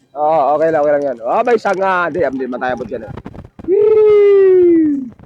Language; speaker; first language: Filipino; non-native, local second language; Cebuano